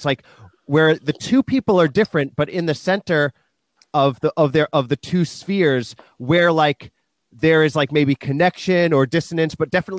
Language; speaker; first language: English; native; English